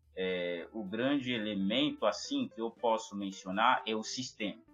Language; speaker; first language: Portuguese; non-native, fluent; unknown